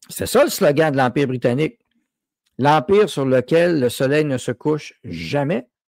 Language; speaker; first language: French; native; French